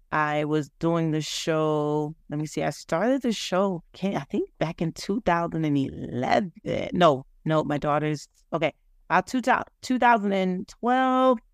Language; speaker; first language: English; native; English